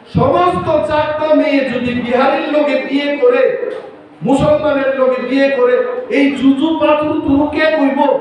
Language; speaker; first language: Bangla; non-native, local second language; Kok Borok